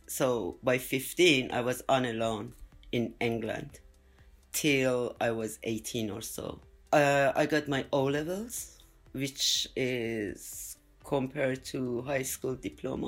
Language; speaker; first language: English; non-native, fluent; Persian